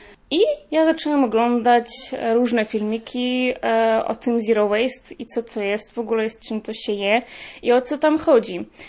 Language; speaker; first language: Polish; non-native, fluent; Ukrainian